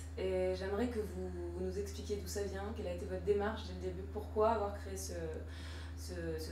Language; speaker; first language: French; native; French